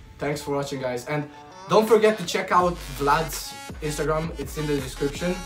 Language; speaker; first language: English; non-native, fluent; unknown